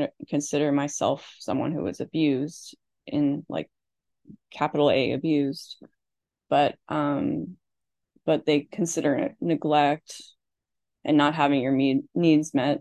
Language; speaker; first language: English; native; English